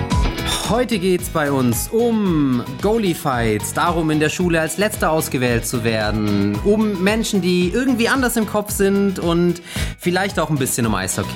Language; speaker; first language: German; native; German